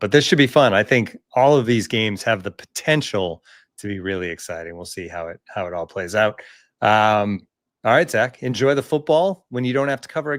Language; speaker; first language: English; native; English